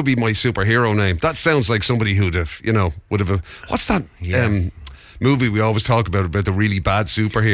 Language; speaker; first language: English; native; English